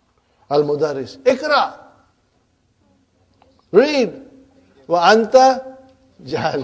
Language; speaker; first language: Arabic; non-native, fluent; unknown